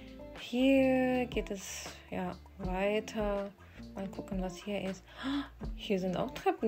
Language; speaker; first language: German; non-native, fluent; Urdu